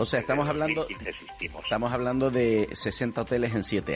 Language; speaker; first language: Spanish; native; Spanish